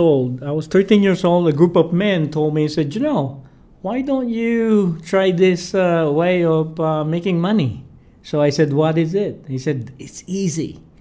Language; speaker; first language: English; non-native, local second language; Filipino